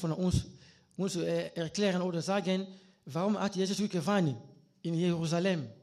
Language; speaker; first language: German; non-native, learner; Lingala